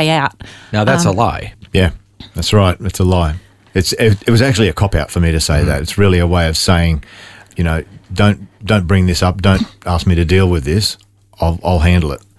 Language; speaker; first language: English; native; English